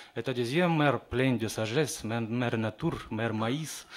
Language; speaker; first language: French; non-native, fluent; Russian